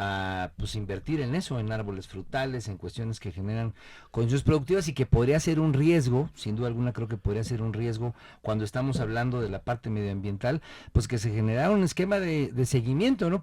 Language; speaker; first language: Spanish; native; Spanish